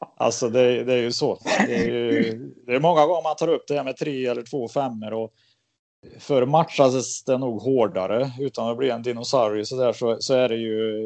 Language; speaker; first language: Swedish; native; Swedish